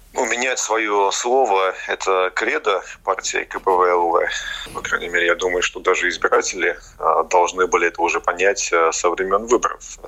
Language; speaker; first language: Russian; non-native, local second language; Latvian